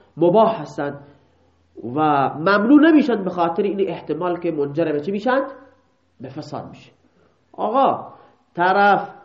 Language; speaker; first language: Persian; non-native, local second language; Baluchi